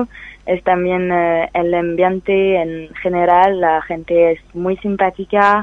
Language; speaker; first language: Spanish; non-native, fluent; French